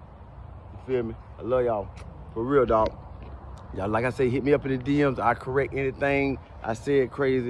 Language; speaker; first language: English; native; English